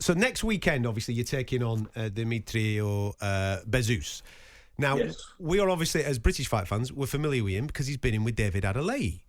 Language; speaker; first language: English; native; English